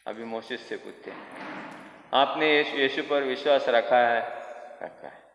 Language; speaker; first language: Hindi; non-native, local second language; Kannada